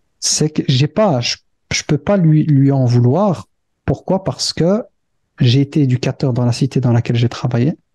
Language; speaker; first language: French; early bilingual, other home language; Arabic